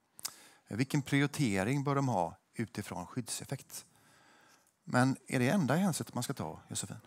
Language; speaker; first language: Swedish; native; Swedish